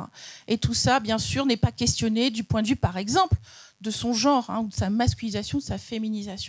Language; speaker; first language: French; native; French